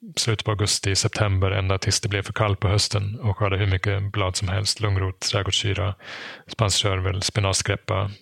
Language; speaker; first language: Swedish; non-native, fluent; German